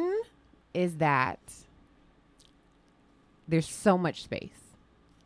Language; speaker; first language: English; native; English